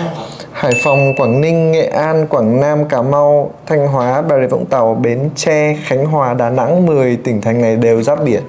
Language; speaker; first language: Vietnamese; native; Vietnamese